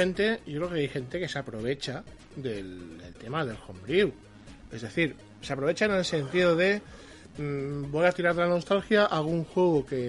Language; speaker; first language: Spanish; native; Spanish